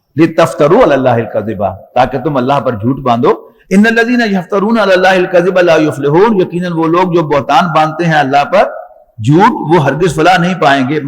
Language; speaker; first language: Urdu; non-native, local second language; Punjabi